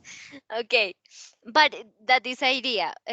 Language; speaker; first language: English; non-native, learner; Spanish